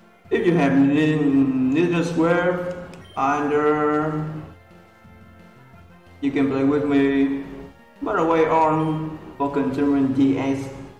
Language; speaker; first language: English; non-native, learner; Vietnamese